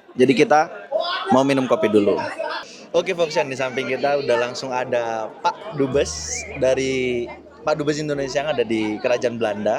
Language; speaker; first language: Indonesian; native; Indonesian